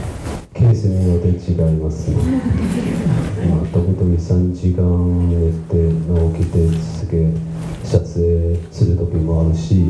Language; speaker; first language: Japanese; non-native, learner; Chinese